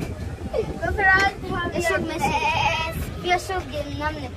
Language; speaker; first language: Swedish; early bilingual, other home language; Filipino